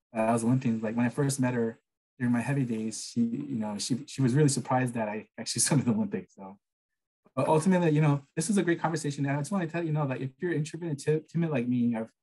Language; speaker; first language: English; non-native, fluent; Korean